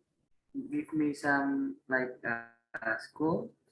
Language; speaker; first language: English; non-native, learner; Indonesian